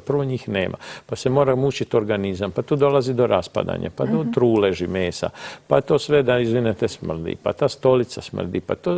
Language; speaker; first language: Croatian; native; Croatian